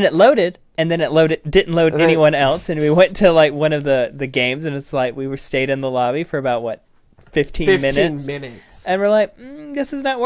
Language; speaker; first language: English; native; English